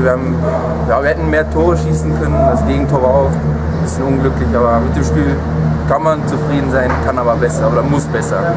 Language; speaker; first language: German; non-native, fluent; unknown